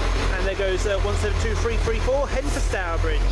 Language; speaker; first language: English; native; English